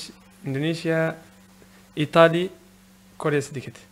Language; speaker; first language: Indonesian; non-native, learner; Arabic